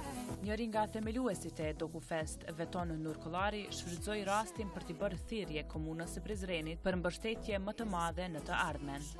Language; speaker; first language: Albanian; native; Albanian